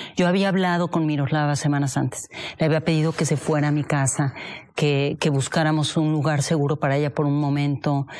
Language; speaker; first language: Spanish; native; Spanish